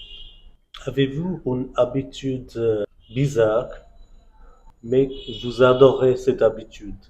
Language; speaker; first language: French; non-native, fluent; Bangla